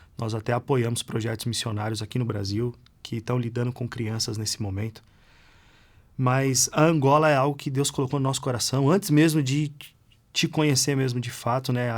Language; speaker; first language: Portuguese; native; Portuguese